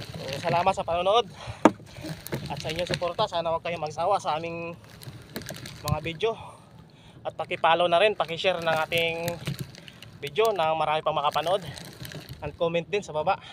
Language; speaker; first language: Filipino; non-native, local second language; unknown